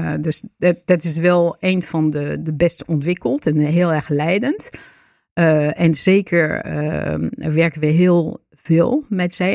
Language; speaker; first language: Dutch; non-native, fluent; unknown